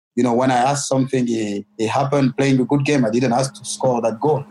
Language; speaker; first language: English; non-native, fluent; French